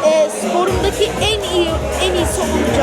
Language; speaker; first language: Turkish; early bilingual, heritage; Turkish